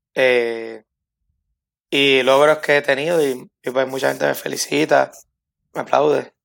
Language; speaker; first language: Spanish; native; Spanish